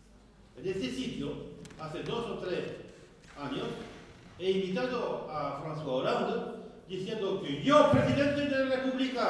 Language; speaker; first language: Spanish; non-native, fluent; French